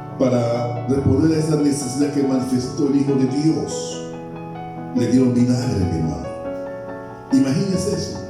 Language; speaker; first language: Spanish; native; Spanish